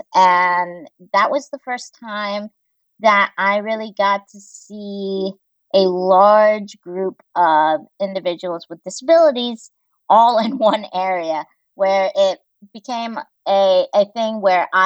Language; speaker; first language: English; native; English